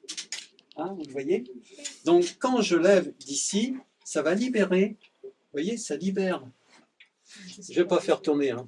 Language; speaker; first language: French; native; French